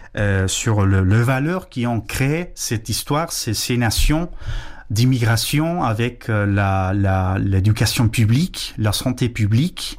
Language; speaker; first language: French; non-native, fluent; Spanish